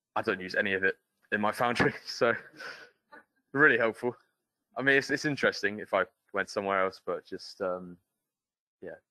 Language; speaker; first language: English; native; English